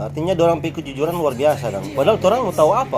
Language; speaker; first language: Indonesian; native; Indonesian